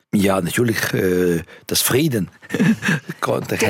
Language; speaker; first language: German; non-native, fluent; Russian